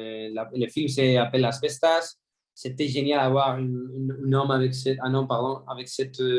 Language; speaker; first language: French; non-native, fluent; Spanish